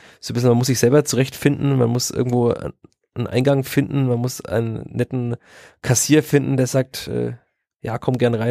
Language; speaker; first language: German; native; German